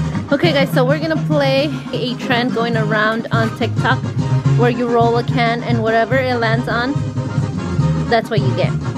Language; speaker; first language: English; early bilingual, other home language; Spanish